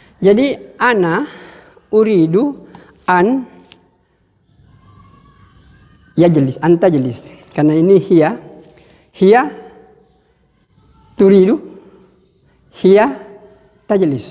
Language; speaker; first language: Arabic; non-native, fluent; Indonesian